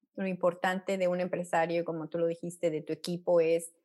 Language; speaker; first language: Spanish; native; Spanish